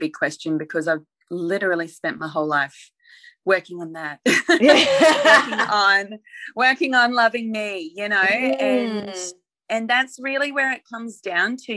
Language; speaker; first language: English; native; English